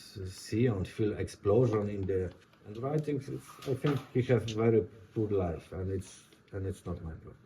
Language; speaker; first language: English; non-native, learner; Polish